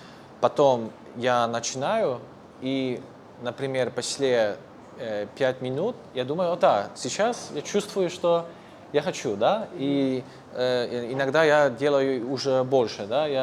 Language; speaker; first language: Russian; non-native, fluent; Polish